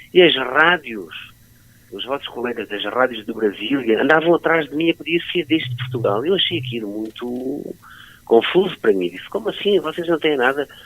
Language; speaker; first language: Portuguese; native; Portuguese